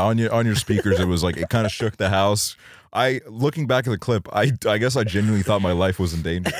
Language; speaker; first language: English; early bilingual, other home language; Estonian